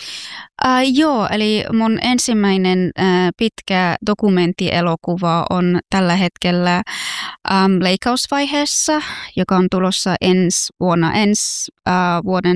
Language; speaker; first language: Finnish; non-native, fluent; Persian